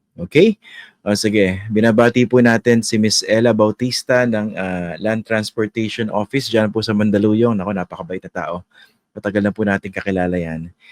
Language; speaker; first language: Filipino; native; Filipino